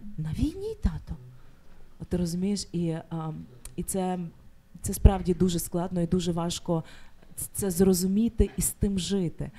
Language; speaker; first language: Ukrainian; native; Ukrainian